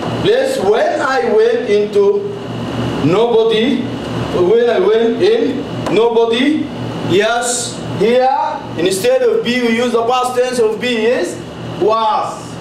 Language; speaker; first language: English; non-native, fluent; Arabic